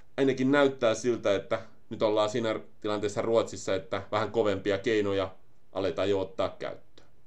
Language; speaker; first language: Finnish; native; Finnish